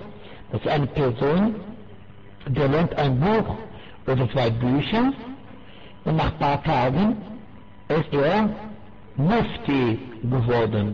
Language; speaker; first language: German; non-native, fluent; Arabic